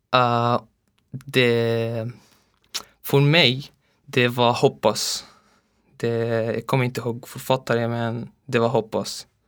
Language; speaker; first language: Swedish; non-native, learner; Arabic